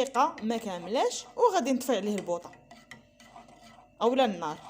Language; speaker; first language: Arabic; native; Arabic